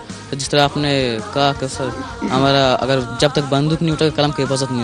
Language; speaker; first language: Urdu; non-native, local second language; Pashto